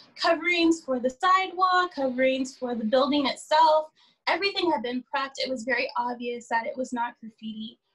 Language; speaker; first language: English; native; English